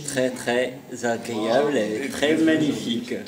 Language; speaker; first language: French; non-native, learner; Arabic